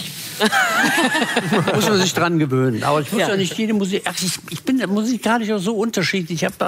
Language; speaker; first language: German; native; German